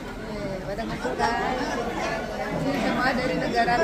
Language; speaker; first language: Indonesian; native; Indonesian